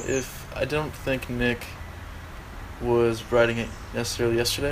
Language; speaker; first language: English; native; English